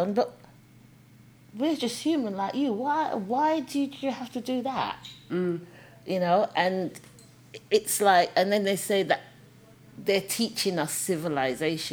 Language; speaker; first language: English; native; English